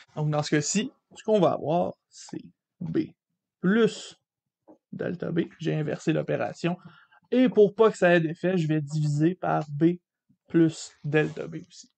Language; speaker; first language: French; native; French